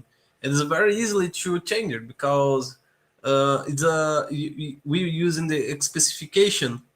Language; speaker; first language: English; non-native, learner; Portuguese